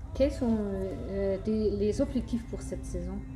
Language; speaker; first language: French; non-native, fluent; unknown